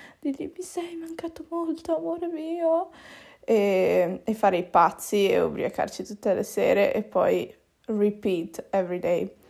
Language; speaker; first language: Italian; native; Italian